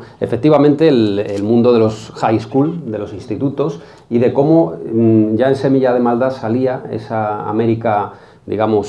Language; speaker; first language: Spanish; native; Spanish